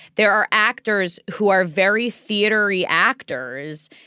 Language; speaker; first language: English; native; English